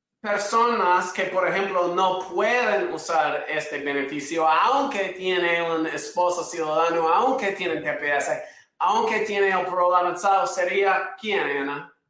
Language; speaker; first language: Spanish; non-native, fluent; English